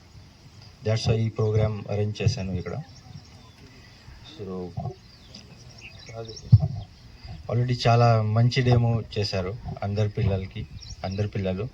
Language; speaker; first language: Telugu; non-native, learner; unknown